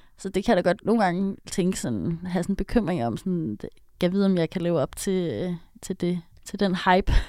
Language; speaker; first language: Danish; native; Danish